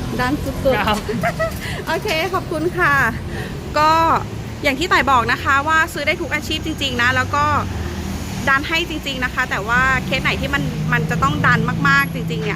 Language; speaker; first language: Thai; native; Thai